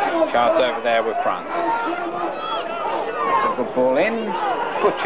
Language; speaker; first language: English; native; English